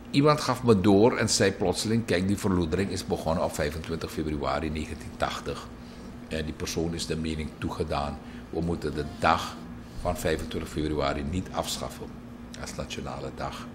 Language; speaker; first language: Dutch; native; Dutch